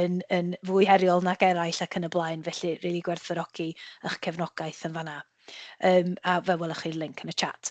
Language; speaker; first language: Welsh; native; Welsh